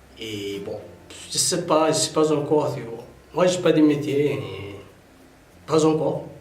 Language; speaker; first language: French; non-native, learner; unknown